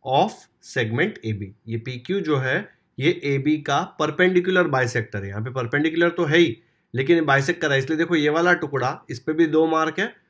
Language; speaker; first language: Hindi; non-native, local second language; Marathi